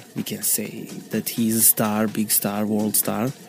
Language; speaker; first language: English; non-native, learner; Bosnian